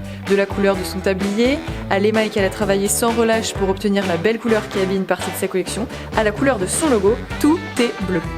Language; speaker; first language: French; native; French